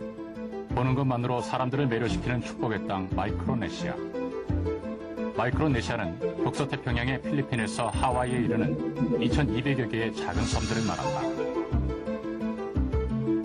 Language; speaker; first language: Korean; native; Korean